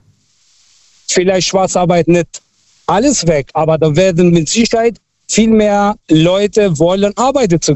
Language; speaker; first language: German; non-native, fluent; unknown